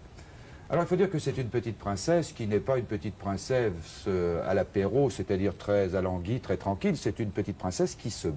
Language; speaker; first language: French; native; French